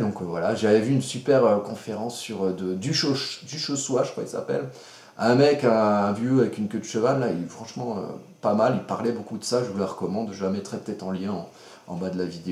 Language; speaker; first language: French; native; French